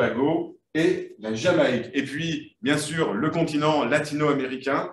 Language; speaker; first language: French; native; French